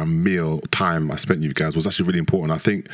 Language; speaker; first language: English; native; English